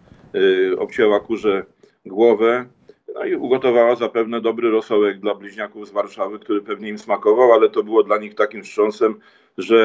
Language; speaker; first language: Polish; native; Polish